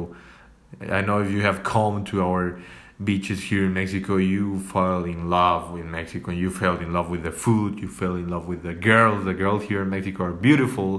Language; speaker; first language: English; non-native, fluent; Spanish